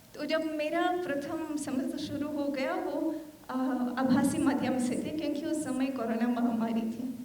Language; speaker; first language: Hindi; non-native, fluent; Armenian